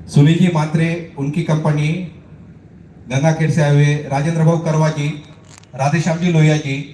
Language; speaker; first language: Hindi; non-native, local second language; Marathi